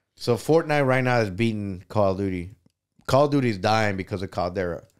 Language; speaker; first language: English; non-native, fluent; Spanish